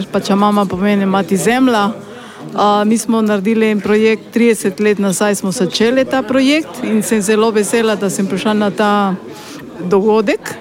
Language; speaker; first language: Slovenian; non-native, learner; Spanish